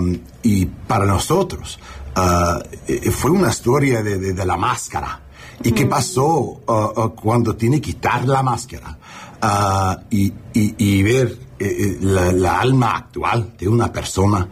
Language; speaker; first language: Spanish; non-native, learner; English